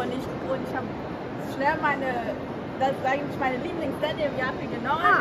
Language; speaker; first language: German; early bilingual, heritage; German